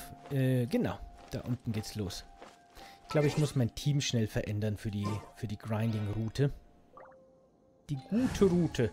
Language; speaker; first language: German; native; German